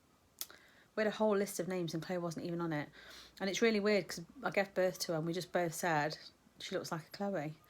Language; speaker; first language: English; native; English